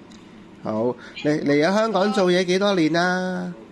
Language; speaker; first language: Cantonese; native; Cantonese